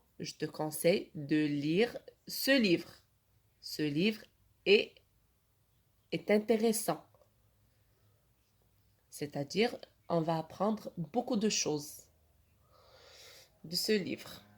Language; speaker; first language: French; non-native, local second language; Arabic